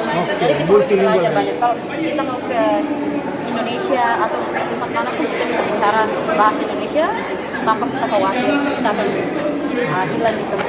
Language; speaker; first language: Indonesian; non-native, fluent; Tetum